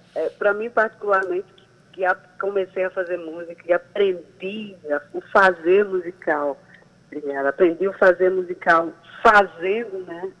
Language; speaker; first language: Portuguese; native; Portuguese